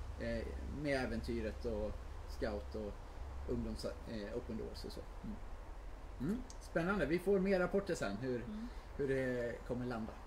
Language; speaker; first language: Swedish; native; Swedish